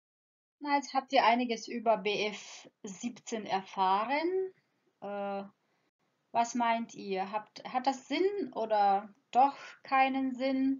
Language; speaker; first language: German; non-native, fluent; Croatian